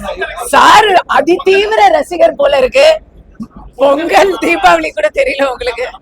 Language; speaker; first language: Tamil; native; Tamil